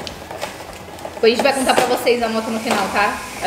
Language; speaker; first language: Portuguese; native; Portuguese